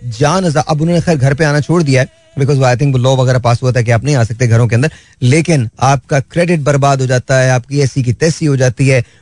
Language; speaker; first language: Urdu; native; Urdu